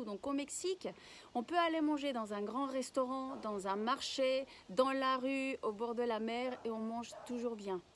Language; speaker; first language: French; non-native, fluent; Spanish